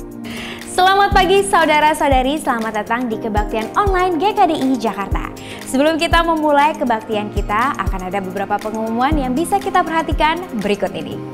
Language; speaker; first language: Indonesian; native; Indonesian